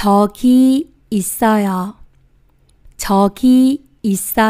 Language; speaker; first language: Korean; non-native, fluent; Thai